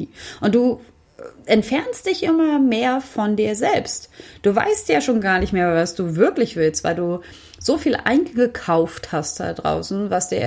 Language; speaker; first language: German; native; German